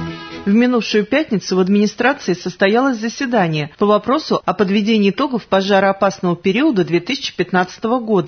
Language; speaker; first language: Russian; native; Russian